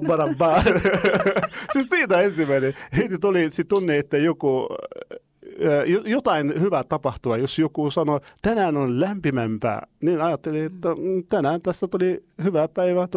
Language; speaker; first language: Finnish; non-native, fluent; Arabic